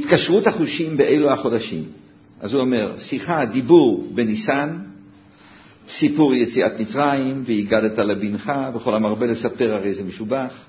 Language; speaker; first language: Hebrew; native; Hebrew